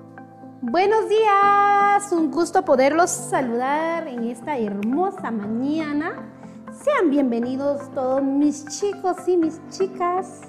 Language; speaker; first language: Spanish; non-native, local second language; Kʼicheʼ